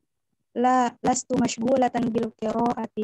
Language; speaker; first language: Arabic; non-native, learner; Indonesian